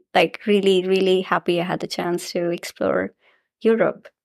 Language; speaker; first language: English; non-native, local second language; Hindi